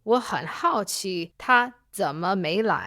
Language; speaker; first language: Chinese; non-native, learner; English